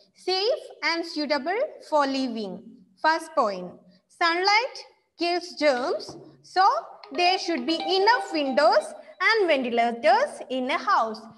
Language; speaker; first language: English; non-native, local second language; Malayalam